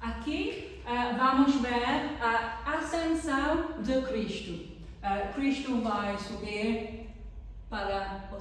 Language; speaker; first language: Portuguese; non-native, learner; English